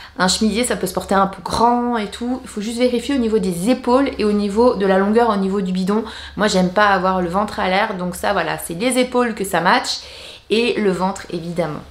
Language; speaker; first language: French; native; French